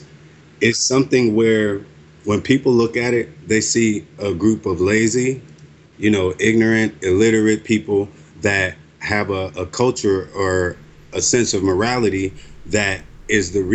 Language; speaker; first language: English; native; English